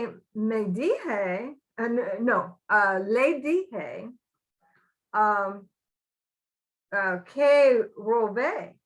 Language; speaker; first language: Spanish; non-native, learner; English